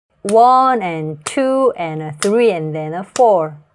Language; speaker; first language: English; non-native, fluent; Korean